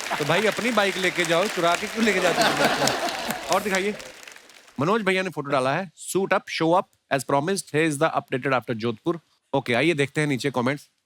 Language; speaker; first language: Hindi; non-native, local second language; Punjabi